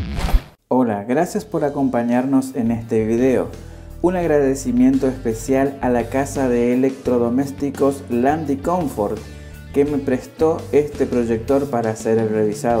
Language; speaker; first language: Spanish; native; Spanish